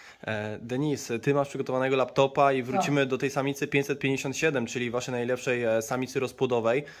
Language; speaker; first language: Polish; native; Polish